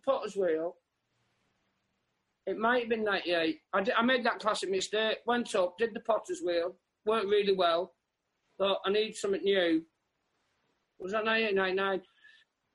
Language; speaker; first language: English; native; English